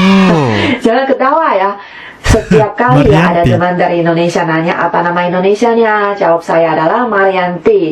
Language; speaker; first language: Indonesian; non-native, fluent; Chinese